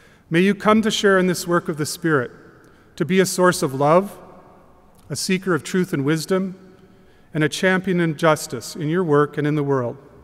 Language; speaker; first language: English; native; English